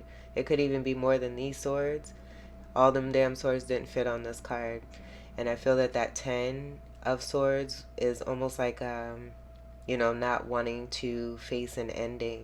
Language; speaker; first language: English; native; English